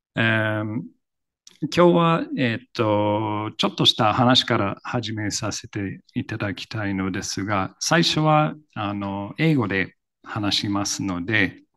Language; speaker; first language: Japanese; non-native, fluent; English